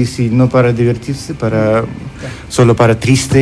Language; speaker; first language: Spanish; non-native, learner; Russian